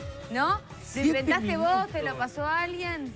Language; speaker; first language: Spanish; native; Spanish